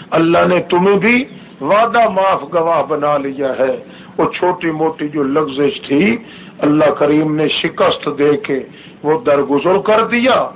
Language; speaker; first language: Urdu; non-native, local second language; Saraiki